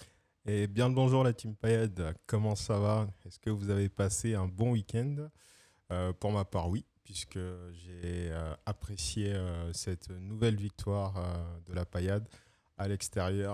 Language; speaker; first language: French; native; French